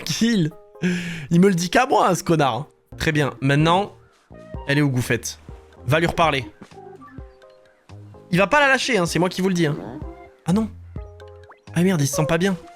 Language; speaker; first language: French; native; French